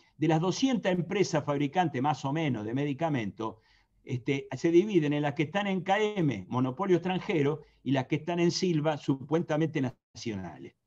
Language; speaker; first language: Spanish; native; Spanish